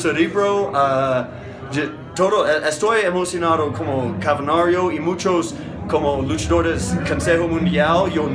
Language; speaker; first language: Spanish; non-native, learner; English